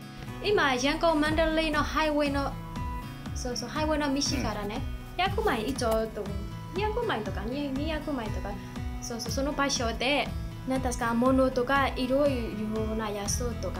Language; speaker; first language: Japanese; non-native, learner; Burmese